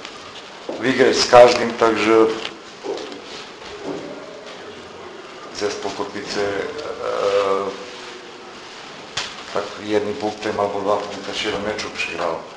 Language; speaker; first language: Polish; non-native, learner; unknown